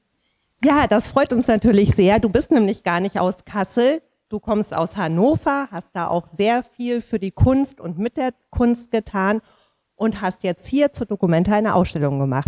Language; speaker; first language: German; native; German